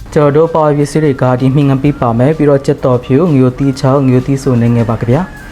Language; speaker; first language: Burmese; native; Burmese